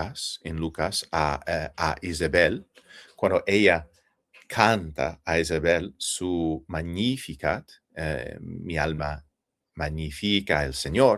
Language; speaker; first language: Spanish; non-native, fluent; English